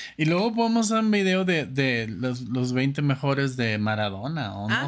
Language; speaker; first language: Spanish; non-native, fluent; German